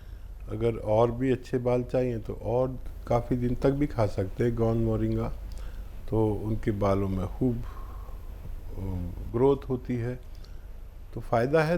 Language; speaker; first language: Hindi; native; Hindi